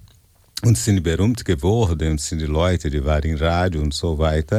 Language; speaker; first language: German; non-native, fluent; Portuguese